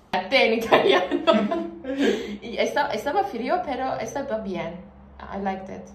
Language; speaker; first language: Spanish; non-native, learner; Turkish